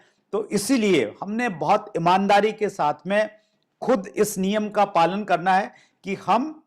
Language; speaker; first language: Hindi; native; Hindi